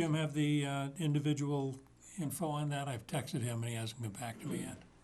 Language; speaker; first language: English; native; English